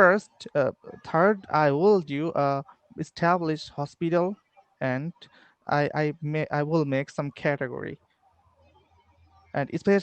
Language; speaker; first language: English; non-native, learner; Bangla